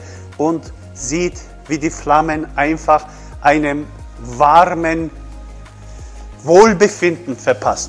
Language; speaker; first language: German; non-native, fluent; Turkish